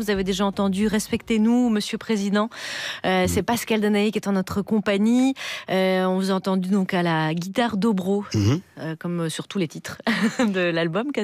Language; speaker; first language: French; native; French